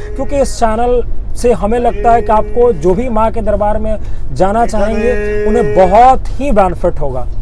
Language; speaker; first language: Hindi; native; Hindi